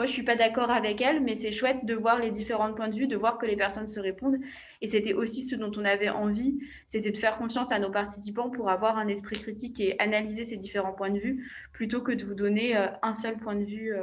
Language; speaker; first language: French; native; French